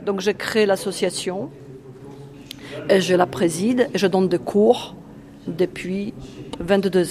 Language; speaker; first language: French; non-native, fluent; Polish